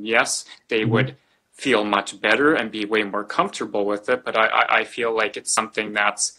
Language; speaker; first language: English; native; English